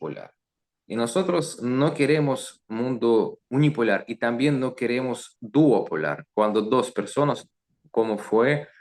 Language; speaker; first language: Spanish; non-native, learner; Russian